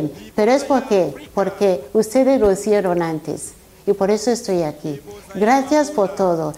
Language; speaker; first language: Spanish; non-native, fluent; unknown